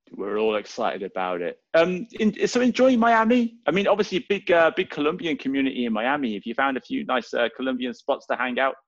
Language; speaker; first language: English; native; English